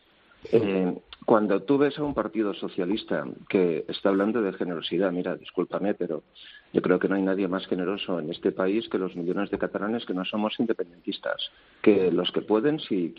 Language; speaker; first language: Spanish; native; Spanish